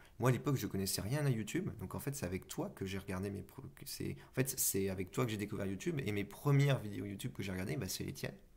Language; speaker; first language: French; native; French